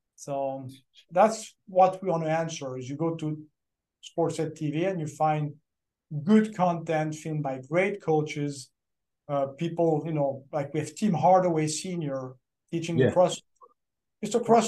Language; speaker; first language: English; non-native, fluent; French